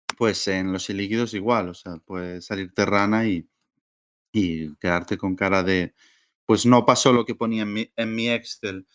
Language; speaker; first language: Spanish; native; Spanish